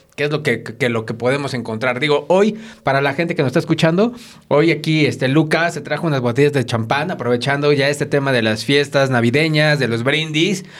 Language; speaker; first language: Spanish; native; Spanish